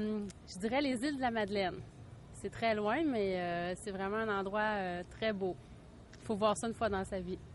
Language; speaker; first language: French; native; French